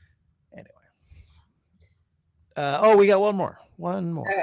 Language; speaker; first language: English; native; English